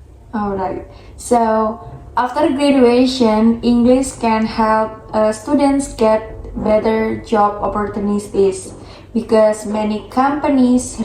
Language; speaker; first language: English; non-native, learner; Indonesian